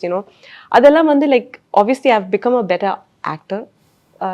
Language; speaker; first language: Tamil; non-native, learner; Malayalam